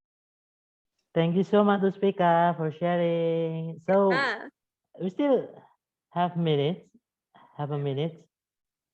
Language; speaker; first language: English; non-native, fluent; Indonesian